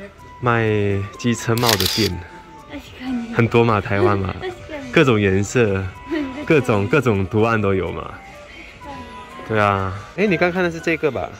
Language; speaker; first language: Chinese; native; Chinese